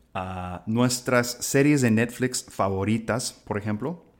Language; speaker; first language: Spanish; non-native, fluent; English